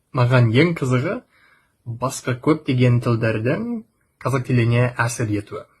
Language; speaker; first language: Kazakh; non-native, learner; English